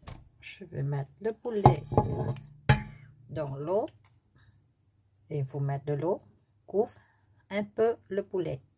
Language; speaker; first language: French; non-native, learner; Vietnamese